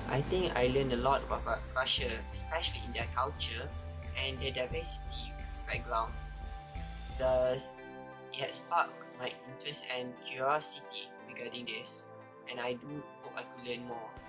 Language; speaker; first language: English; non-native, local second language; Malay